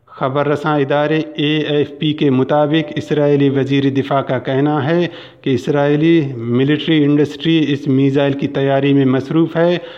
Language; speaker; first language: Urdu; non-native, local second language; Baluchi